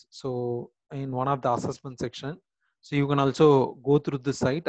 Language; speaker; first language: English; non-native, local second language; Tamil